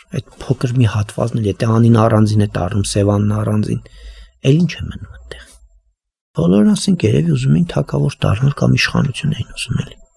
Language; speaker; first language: Armenian; native; Armenian